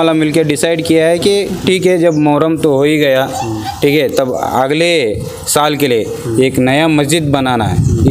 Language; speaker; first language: Hindi; non-native, local second language; Kannada